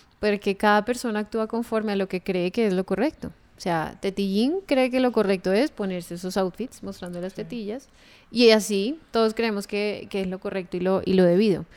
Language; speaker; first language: Spanish; native; Spanish